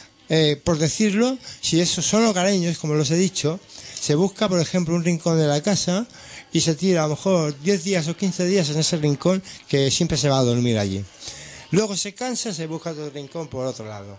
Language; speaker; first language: Spanish; native; Spanish